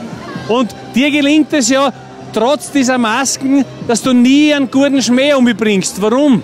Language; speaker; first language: German; native; German